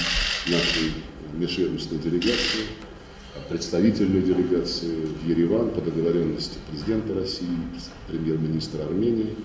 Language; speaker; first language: Russian; native; Russian